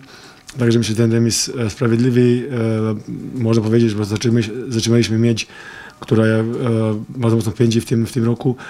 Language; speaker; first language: Polish; non-native, fluent; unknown